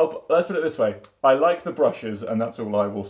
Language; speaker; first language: English; native; English